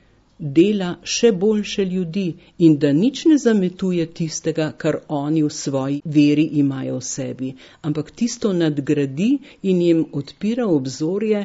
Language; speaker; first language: Slovenian; native; Slovenian